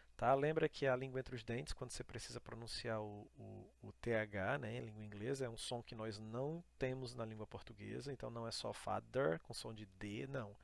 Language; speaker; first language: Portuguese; native; Portuguese